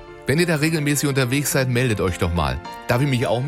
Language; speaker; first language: German; native; German